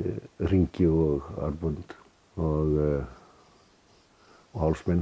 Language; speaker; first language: Icelandic; native; Icelandic